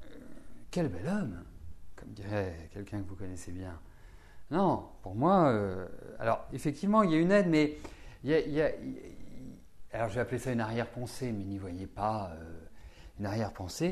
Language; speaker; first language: French; native; French